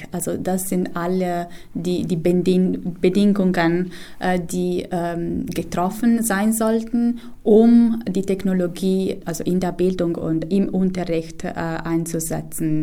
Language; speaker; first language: German; non-native, fluent; Italian